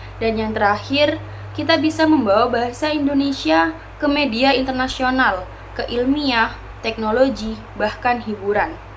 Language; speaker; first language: Indonesian; native; Indonesian